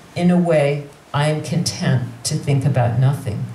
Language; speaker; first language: English; native; English